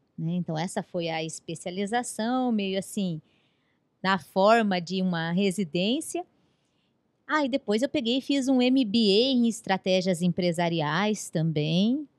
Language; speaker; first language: Portuguese; native; Portuguese